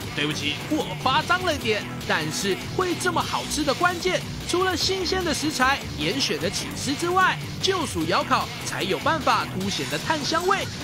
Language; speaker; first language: Chinese; native; Chinese